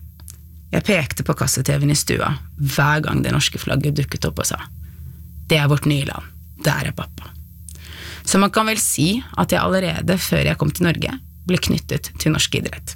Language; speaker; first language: Norwegian; early bilingual, other home language; Arabic